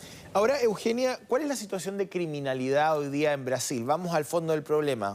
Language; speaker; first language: Spanish; native; Spanish